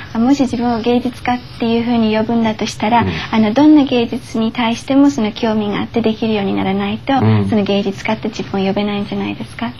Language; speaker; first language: Japanese; native; Japanese